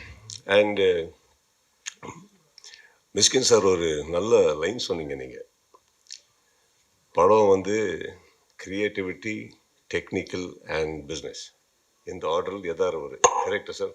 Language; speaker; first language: Tamil; non-native, learner; Kannada